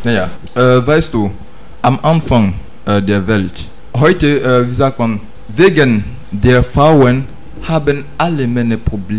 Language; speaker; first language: German; non-native, learner; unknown